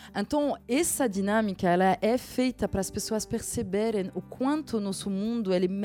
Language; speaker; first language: Portuguese; non-native, fluent; French